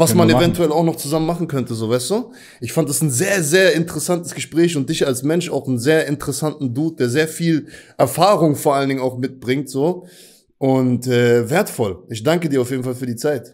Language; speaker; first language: German; native; German